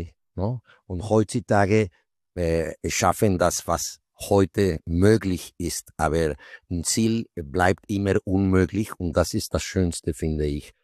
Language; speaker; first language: German; non-native, fluent; Spanish